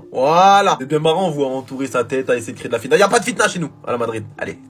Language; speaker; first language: French; native; French